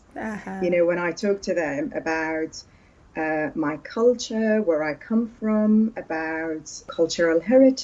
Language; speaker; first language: English; non-native, fluent; Arabic